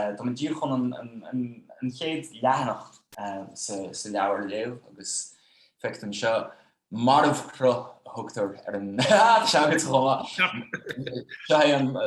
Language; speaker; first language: Irish; non-native, fluent; Dutch